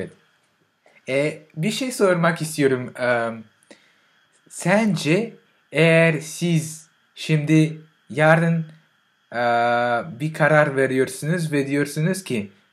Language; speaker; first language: Turkish; non-native, fluent; French